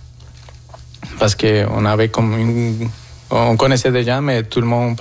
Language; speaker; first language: French; non-native, fluent; Spanish